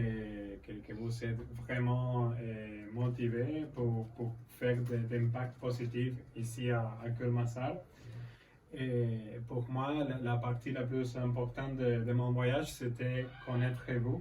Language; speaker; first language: French; non-native, learner; Spanish